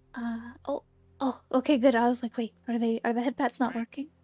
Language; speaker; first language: English; native; English